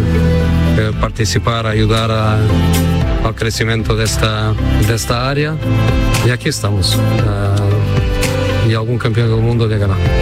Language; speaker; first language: Spanish; non-native, fluent; Portuguese